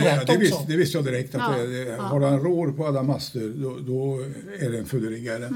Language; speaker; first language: Swedish; native; Swedish